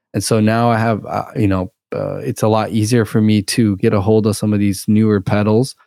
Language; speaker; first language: English; early bilingual, other home language; Russian